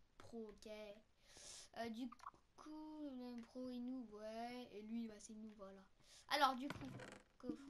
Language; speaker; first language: French; native; French